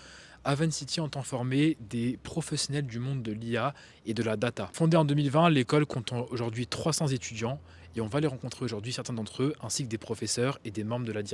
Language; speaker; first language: French; native; French